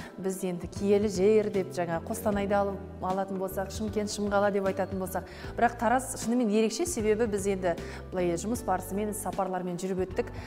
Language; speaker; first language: Kazakh; native; Kazakh